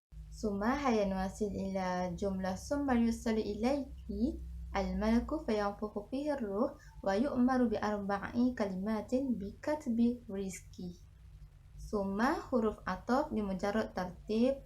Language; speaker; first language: Arabic; non-native, learner; Malay